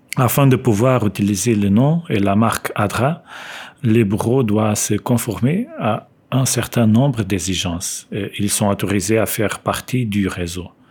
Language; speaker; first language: French; non-native, fluent; Portuguese